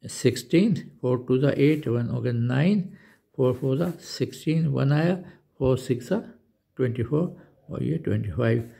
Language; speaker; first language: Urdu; non-native, local second language; Punjabi